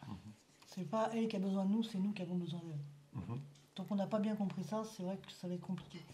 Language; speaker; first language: French; native; French